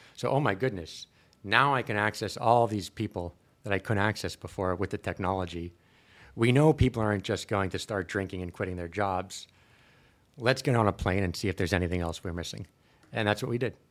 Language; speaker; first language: English; native; English